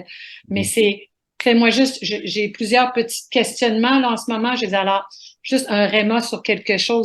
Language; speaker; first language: French; native; French